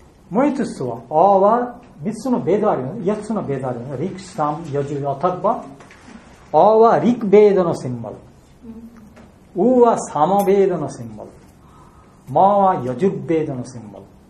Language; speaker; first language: Japanese; non-native, fluent; Bangla